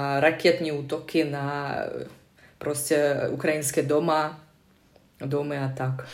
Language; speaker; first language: Czech; non-native, fluent; Russian